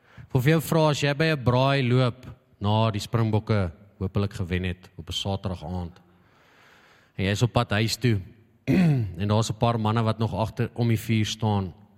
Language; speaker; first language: Afrikaans; native; Afrikaans